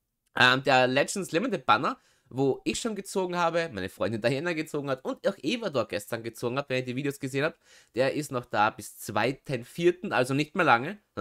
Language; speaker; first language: German; native; German